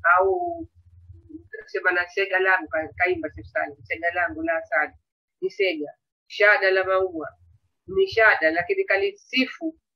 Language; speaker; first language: Swahili; native; Swahili